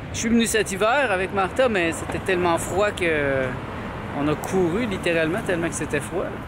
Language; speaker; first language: French; native; French